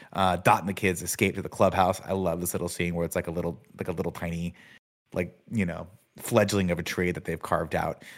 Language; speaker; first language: English; native; English